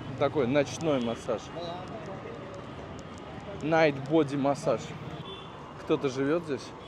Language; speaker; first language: Russian; native; Russian